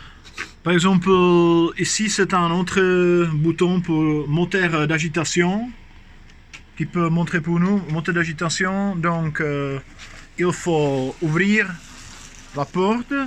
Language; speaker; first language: French; non-native, fluent; Czech